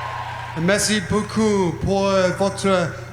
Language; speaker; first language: French; non-native, learner; English